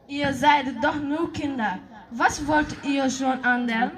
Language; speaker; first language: German; non-native, learner; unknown